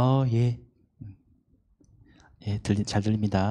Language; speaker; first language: Korean; native; Korean